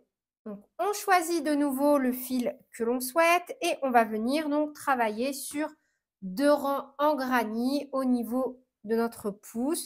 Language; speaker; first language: French; native; French